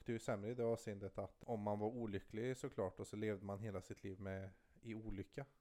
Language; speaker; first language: Swedish; native; Swedish